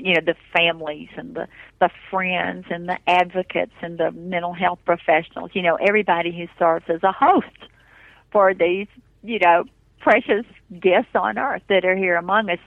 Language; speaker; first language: English; native; English